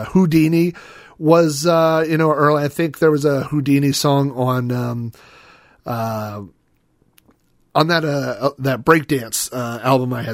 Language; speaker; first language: English; native; English